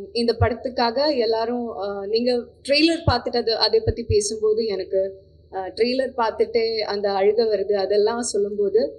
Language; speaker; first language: Tamil; non-native, fluent; Malayalam